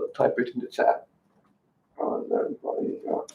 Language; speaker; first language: English; non-native, fluent; Azerbaijani